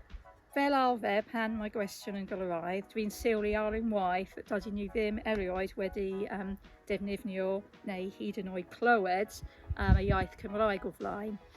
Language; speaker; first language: Welsh; non-native, learner; English